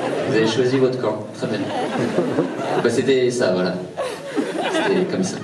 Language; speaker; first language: French; native; French